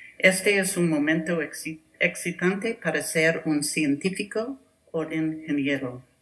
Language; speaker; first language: Spanish; non-native, learner; English